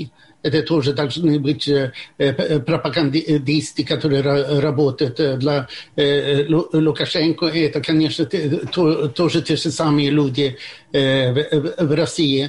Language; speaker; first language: Russian; non-native, fluent; Swedish